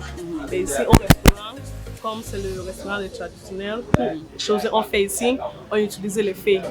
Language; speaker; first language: French; non-native, local second language; English